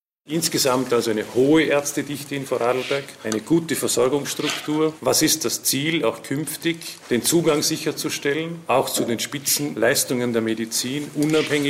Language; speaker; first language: German; native; German